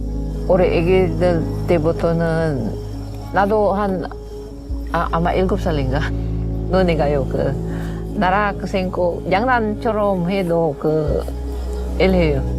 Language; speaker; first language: Korean; non-native, fluent; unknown